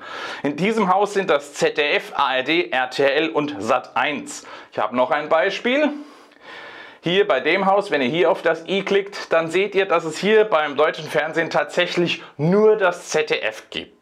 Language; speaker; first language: German; native; German